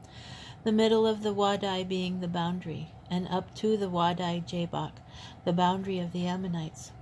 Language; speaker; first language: English; native; English